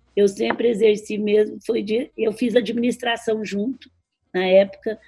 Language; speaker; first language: Portuguese; native; Portuguese